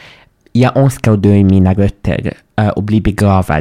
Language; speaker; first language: Swedish; non-native, fluent; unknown